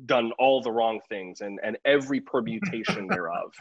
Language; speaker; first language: English; native; English